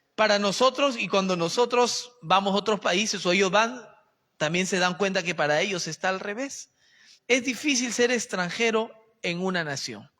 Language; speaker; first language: Spanish; native; Spanish